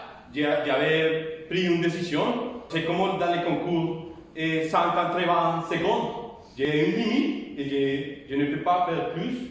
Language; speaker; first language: French; non-native, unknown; Spanish